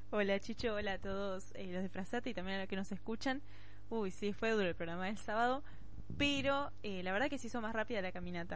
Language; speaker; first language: Spanish; native; Spanish